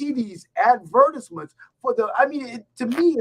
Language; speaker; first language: English; native; English